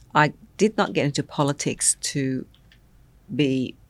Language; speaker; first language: English; non-native, local second language; Vietnamese